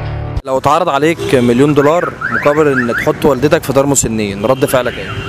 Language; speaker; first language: Arabic; native; Arabic